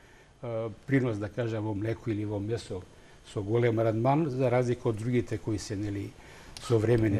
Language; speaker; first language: Macedonian; native; Macedonian